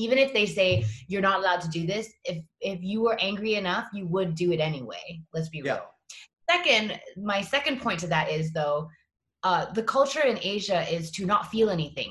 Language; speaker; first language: English; native; English